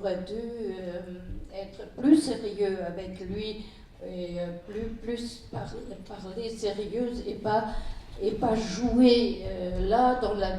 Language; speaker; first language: French; non-native, fluent; German